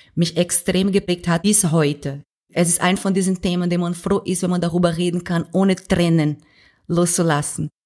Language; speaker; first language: German; non-native, fluent; Portuguese